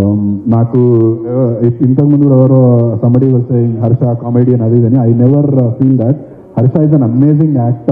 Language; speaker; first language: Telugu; native; Telugu